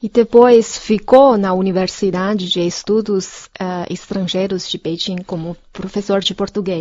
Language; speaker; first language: Portuguese; non-native, fluent; Chinese